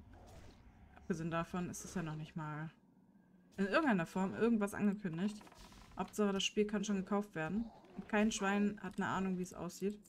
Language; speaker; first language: German; native; German